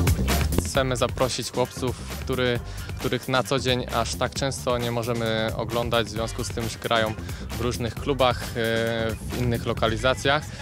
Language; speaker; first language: Polish; native; Polish